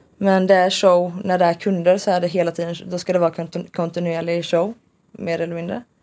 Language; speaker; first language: Swedish; native; Swedish